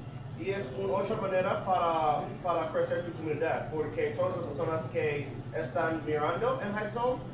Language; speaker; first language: Spanish; non-native, learner; English